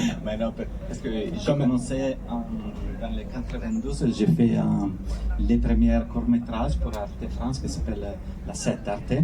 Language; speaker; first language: French; non-native, fluent; Italian